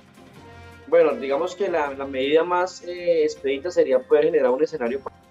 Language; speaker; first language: Spanish; native; Spanish